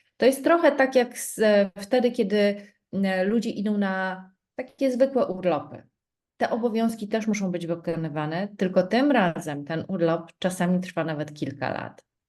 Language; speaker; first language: Polish; native; Polish